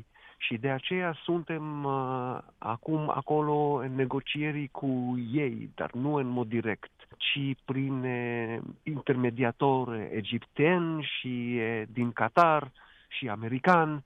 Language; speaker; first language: Romanian; non-native, fluent; Hebrew